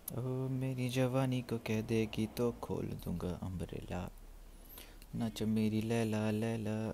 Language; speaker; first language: Hindi; native; Hindi